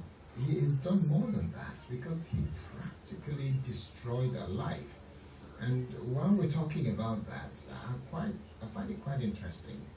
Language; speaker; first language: English; non-native, local second language; Yoruba